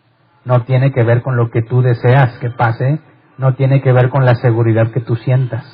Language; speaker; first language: Spanish; native; Spanish